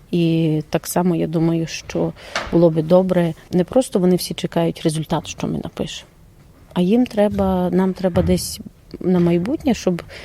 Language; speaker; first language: Ukrainian; native; Ukrainian